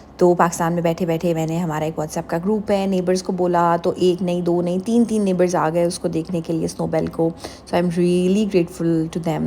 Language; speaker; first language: Urdu; native; Urdu